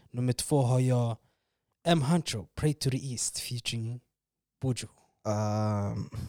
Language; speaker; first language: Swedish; early bilingual, other home language; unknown